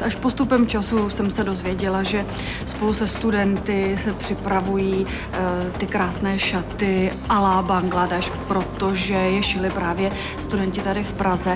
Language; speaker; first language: Czech; native; Czech